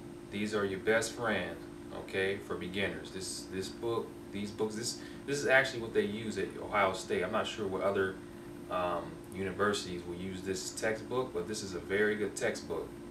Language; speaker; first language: English; native; English